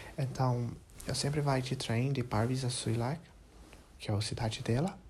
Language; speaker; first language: Portuguese; non-native, learner; English